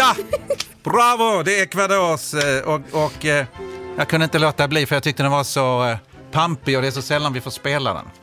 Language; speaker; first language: Swedish; native; Swedish